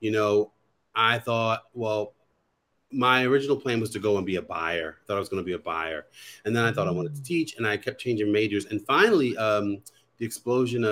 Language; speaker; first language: English; native; English